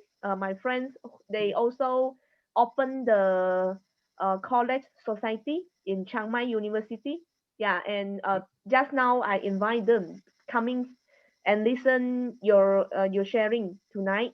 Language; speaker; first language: English; non-native, learner; Chinese